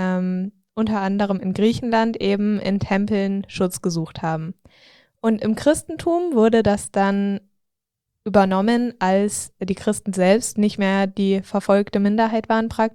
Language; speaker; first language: German; native; German